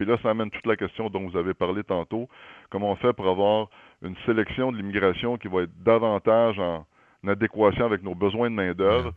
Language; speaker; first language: French; native; French